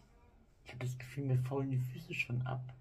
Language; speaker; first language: German; native; German